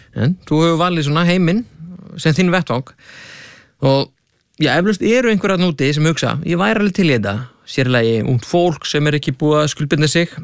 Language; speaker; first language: Icelandic; native; Icelandic